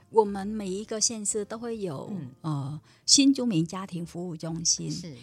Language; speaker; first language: Chinese; non-native, fluent; Vietnamese